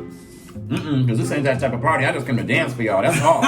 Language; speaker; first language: English; native; English